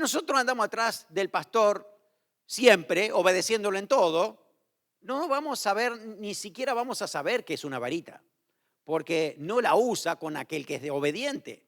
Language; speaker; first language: Spanish; native; Spanish